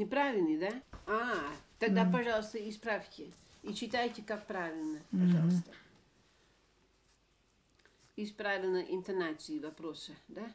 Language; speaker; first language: Russian; non-native, fluent; Dutch